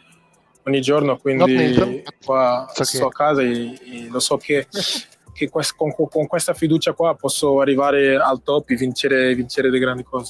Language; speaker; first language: Italian; non-native, fluent; Portuguese